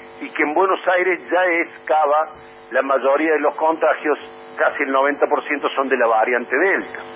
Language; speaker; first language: Spanish; native; Spanish